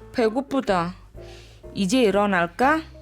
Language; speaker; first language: Korean; non-native, fluent; Indonesian